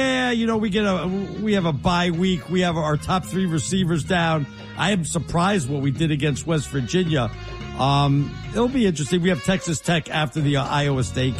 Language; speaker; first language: English; native; English